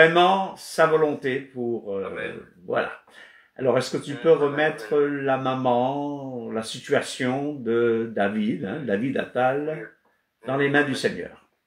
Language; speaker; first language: French; non-native, fluent; Kabuverdianu